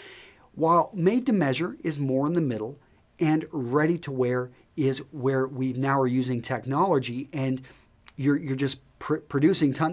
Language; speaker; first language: English; native; English